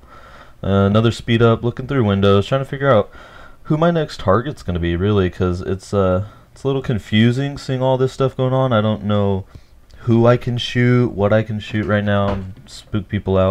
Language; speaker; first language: English; native; English